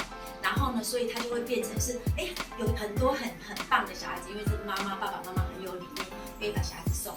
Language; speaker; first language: Chinese; non-native, local second language; Min Nan Chinese